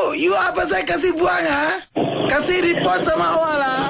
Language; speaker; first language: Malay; non-native, local second language; Tamil